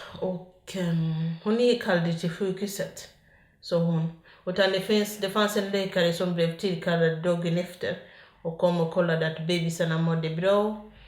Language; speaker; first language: Swedish; non-native, fluent; Ganda